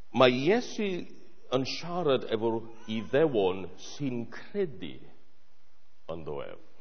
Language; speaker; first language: Welsh; non-native, fluent; English